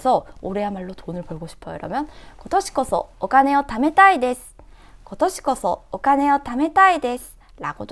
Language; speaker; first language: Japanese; non-native, fluent; Korean